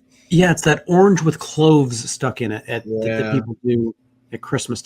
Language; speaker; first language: English; native; English